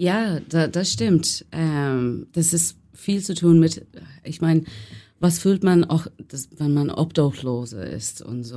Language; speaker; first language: German; non-native, learner; English